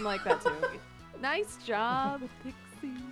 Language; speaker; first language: English; native; English